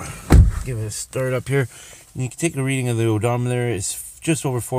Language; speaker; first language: English; native; English